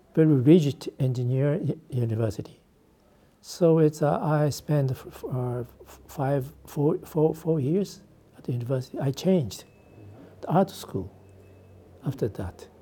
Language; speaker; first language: English; non-native, learner; Japanese